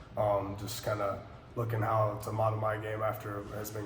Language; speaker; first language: English; native; English